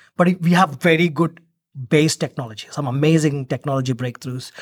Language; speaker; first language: English; non-native, local second language; Telugu